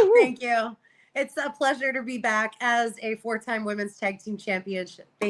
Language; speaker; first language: English; native; English